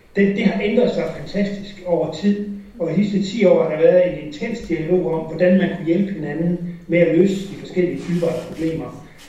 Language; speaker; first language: Danish; native; Danish